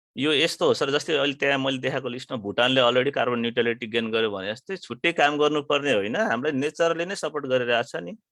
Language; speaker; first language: Nepali; native; Nepali